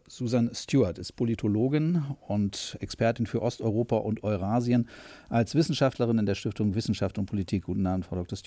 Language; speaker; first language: German; native; German